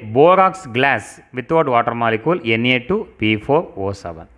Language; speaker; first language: English; non-native, local second language; Tamil